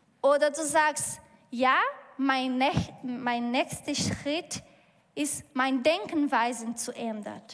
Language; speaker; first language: German; non-native, learner; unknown